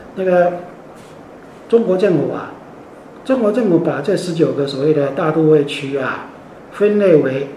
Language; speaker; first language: Chinese; native; Chinese